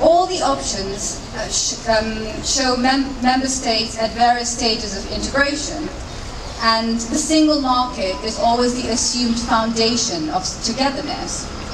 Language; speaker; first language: English; native; English